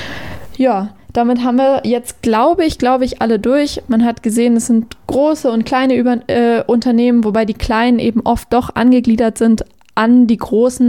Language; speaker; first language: German; native; German